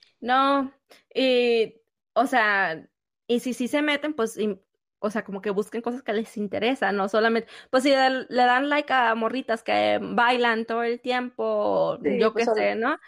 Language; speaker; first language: Spanish; native; Spanish